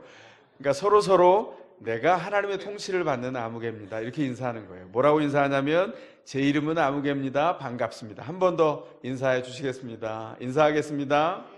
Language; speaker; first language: Korean; native; Korean